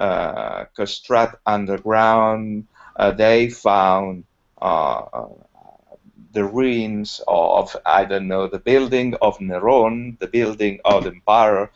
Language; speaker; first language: English; non-native, learner; Italian